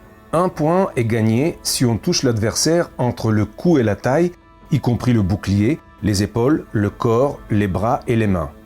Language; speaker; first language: French; native; French